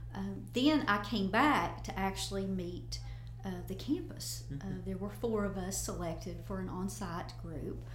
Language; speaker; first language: English; native; English